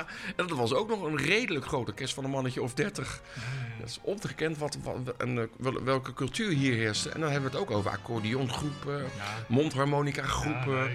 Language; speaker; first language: Dutch; native; Dutch